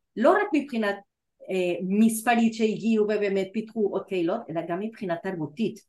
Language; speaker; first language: Hebrew; non-native, fluent; Spanish